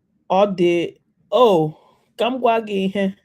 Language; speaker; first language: Igbo; non-native, learner; English